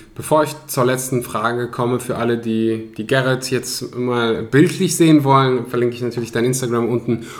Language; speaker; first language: German; early bilingual, other home language; Russian